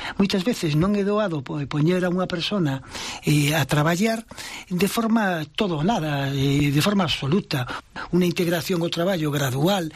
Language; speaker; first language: Galician; non-native, local second language; Spanish